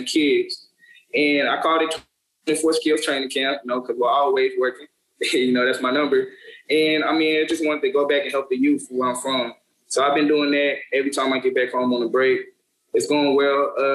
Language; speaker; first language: English; native; English